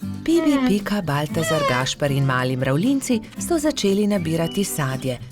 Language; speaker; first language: Slovenian; native; Slovenian